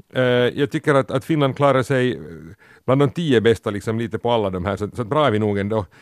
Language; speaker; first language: Swedish; native; Swedish